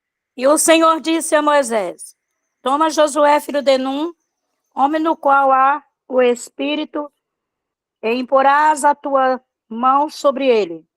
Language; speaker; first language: Portuguese; native; Portuguese